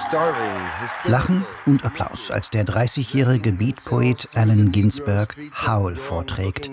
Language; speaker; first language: German; native; German